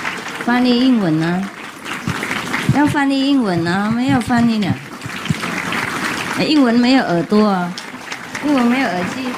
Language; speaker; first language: Chinese; non-native, fluent; Vietnamese